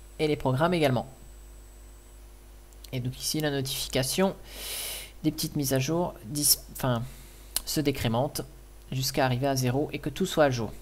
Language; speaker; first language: French; native; French